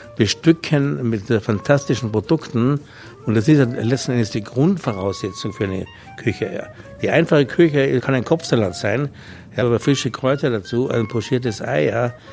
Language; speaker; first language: German; native; German